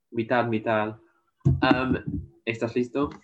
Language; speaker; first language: Spanish; non-native, learner; English